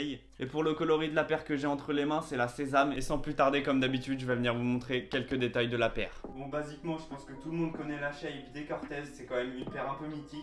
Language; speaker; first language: French; native; French